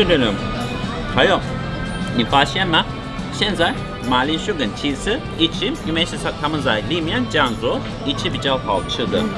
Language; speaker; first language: Chinese; non-native, learner; Turkish